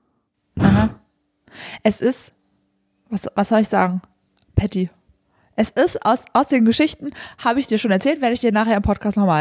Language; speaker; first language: German; native; German